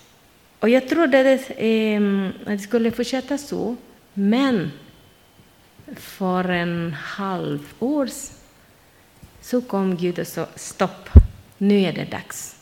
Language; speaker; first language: Swedish; non-native, learner; Spanish